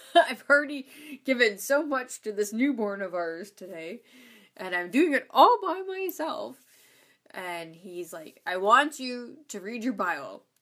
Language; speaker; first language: English; native; English